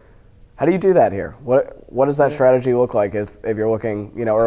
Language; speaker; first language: English; native; English